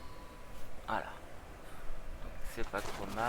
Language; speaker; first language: French; native; French